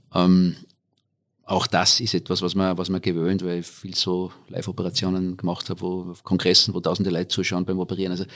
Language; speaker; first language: German; native; German